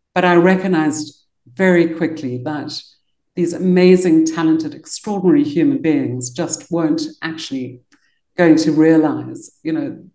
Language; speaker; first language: English; native; English